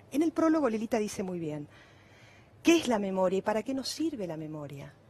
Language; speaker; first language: Spanish; native; Spanish